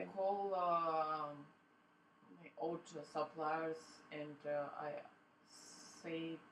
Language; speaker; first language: English; non-native, learner; Russian